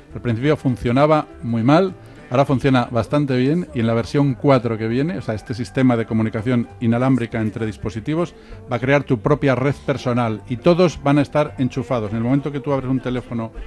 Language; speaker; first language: Spanish; native; Spanish